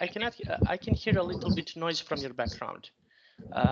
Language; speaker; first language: English; non-native, fluent; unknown